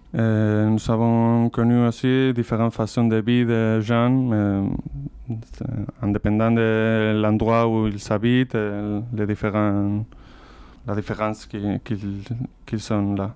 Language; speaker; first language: French; non-native, learner; Spanish